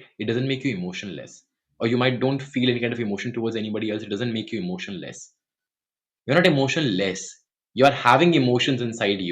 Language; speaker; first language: English; non-native, local second language; Hindi